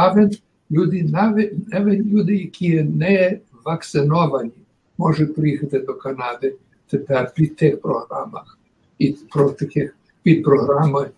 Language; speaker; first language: Ukrainian; early bilingual, heritage; Ukrainian